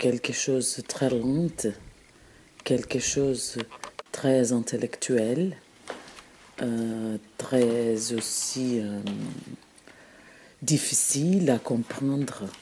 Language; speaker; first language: French; non-native, fluent; Portuguese